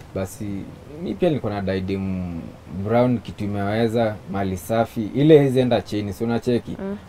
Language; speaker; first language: Swahili; non-native, local second language; Luyia